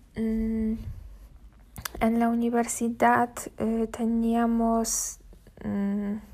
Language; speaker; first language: Spanish; non-native, learner; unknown